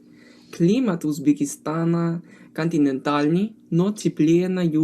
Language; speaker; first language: Russian; non-native, learner; English